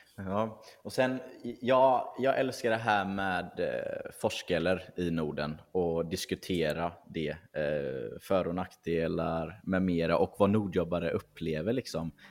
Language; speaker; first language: Swedish; native; Swedish